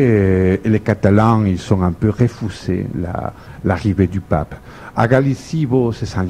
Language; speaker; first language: French; non-native, fluent; Spanish